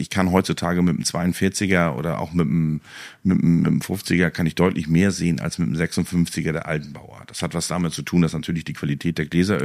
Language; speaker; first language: German; native; German